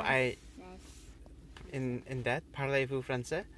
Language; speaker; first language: French; non-native, learner; English